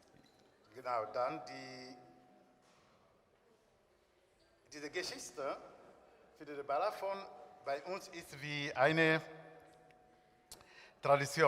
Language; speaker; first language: German; non-native, learner; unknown